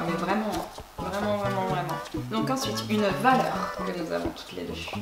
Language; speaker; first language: French; native; French